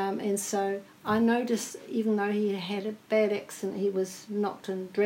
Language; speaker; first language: English; native; English